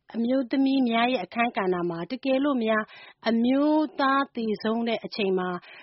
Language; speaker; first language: Burmese; non-native, local second language; Hakha Chin